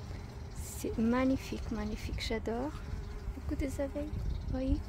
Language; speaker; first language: French; non-native, fluent; Portuguese